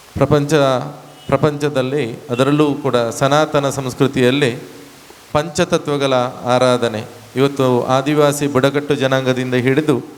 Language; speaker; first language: Kannada; native; Kannada